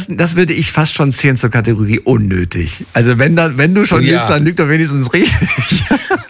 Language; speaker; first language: German; native; German